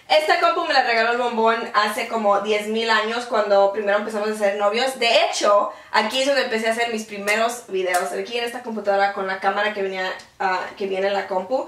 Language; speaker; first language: Spanish; early bilingual, heritage; Spanish